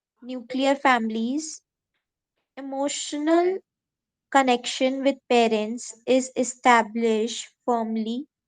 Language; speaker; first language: English; non-native, learner; Hindi